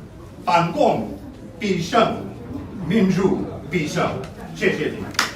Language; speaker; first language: Chinese; non-native, fluent; English